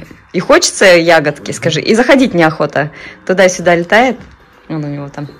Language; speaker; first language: Russian; native; Russian